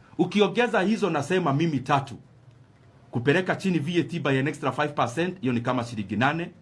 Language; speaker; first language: Swahili; non-native, local second language; Kikuyu